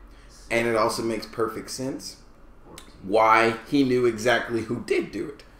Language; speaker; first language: English; native; English